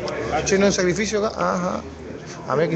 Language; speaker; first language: Spanish; native; Spanish